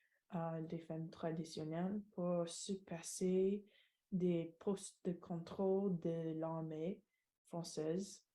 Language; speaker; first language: French; non-native, learner; English